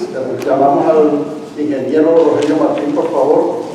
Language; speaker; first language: Spanish; native; Spanish